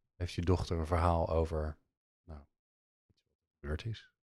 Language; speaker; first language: Dutch; native; Dutch